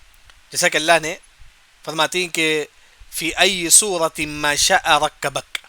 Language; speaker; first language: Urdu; non-native, local second language; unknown